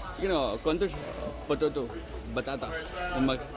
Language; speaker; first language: Portuguese; non-native, learner; Malayalam